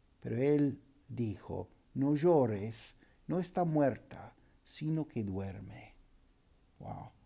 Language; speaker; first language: Spanish; non-native, fluent; English